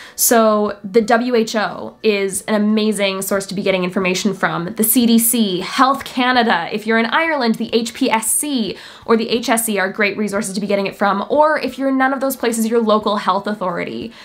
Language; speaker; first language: English; native; English